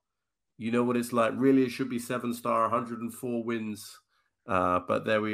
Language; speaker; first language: English; native; English